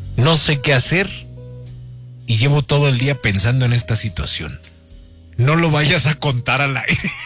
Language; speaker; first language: Spanish; native; Spanish